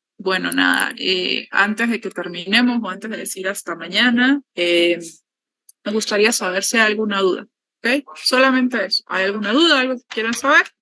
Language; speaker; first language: Spanish; native; Spanish